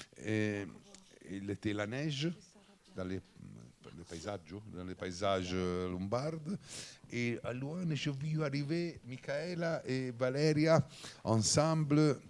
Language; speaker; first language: French; non-native, learner; Italian